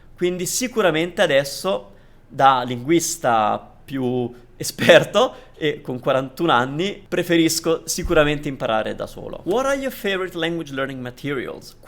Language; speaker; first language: Italian; native; Italian